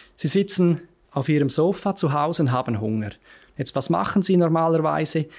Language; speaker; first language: German; native; German